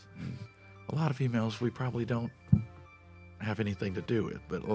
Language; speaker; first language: English; native; English